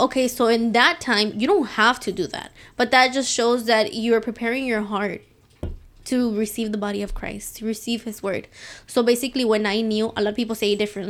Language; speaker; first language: English; early bilingual, other home language; Spanish